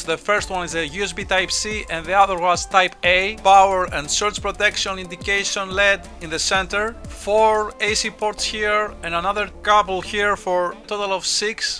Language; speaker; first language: English; non-native, fluent; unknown